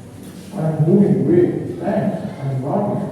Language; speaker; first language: English; non-native, learner; Indonesian